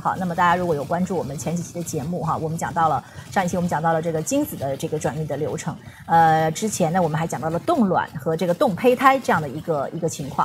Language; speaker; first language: Chinese; native; Chinese